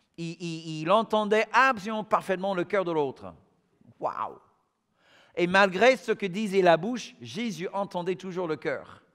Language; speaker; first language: French; non-native, fluent; English